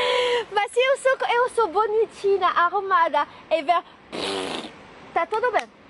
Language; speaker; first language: Portuguese; non-native, learner; French